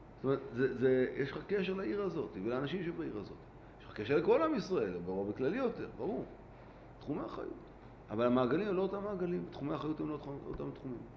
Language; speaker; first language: Hebrew; native; Hebrew